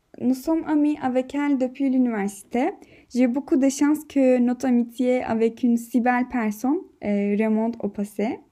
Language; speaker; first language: French; non-native, learner; Turkish